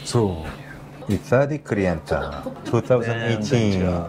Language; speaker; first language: Japanese; non-native, fluent; Korean